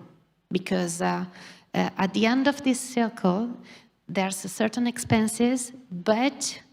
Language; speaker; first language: English; non-native, fluent; Italian